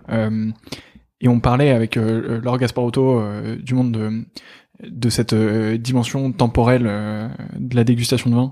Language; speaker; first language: French; native; French